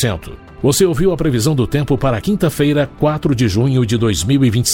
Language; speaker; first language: Portuguese; native; Portuguese